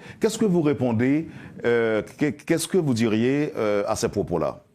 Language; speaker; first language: French; non-native, local second language; Haitian Creole